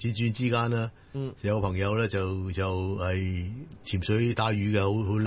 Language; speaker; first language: Cantonese; native; Cantonese